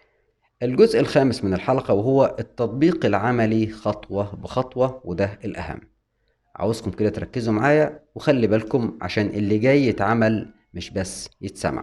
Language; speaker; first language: Arabic; native; Arabic